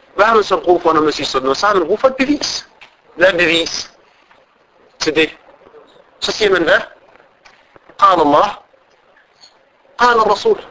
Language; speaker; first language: Danish; non-native, fluent; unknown